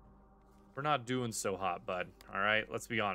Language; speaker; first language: English; native; English